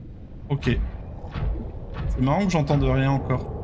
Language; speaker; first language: French; native; French